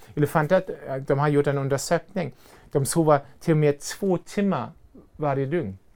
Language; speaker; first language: Swedish; non-native, fluent; German